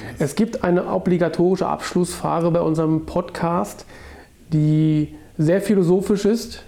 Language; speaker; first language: German; native; German